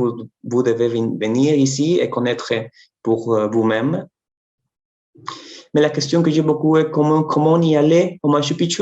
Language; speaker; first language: French; non-native, fluent; Spanish